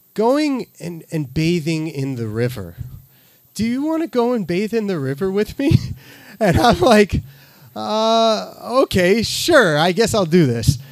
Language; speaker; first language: English; native; English